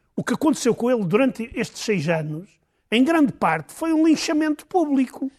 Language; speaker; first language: Portuguese; native; Portuguese